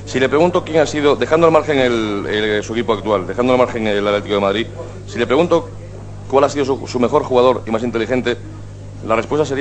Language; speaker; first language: Spanish; native; Spanish